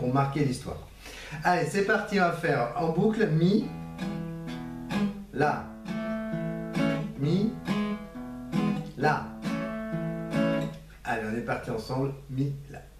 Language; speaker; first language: French; native; French